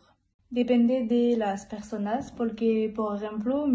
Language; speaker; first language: Spanish; non-native, learner; French